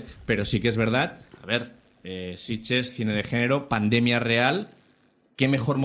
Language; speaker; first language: Spanish; native; Spanish